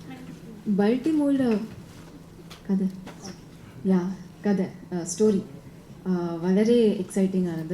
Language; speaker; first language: Malayalam; non-native, learner; Tamil